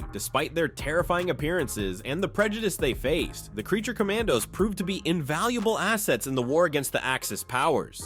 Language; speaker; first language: English; native; English